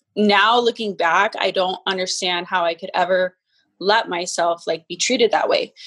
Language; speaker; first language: English; native; English